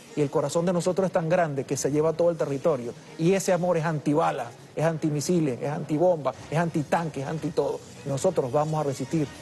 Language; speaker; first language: Spanish; early bilingual, other home language; English